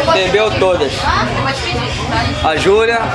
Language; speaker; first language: Portuguese; native; Portuguese